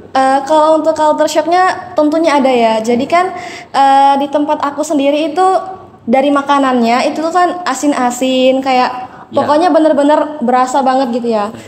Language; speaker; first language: Indonesian; native; Indonesian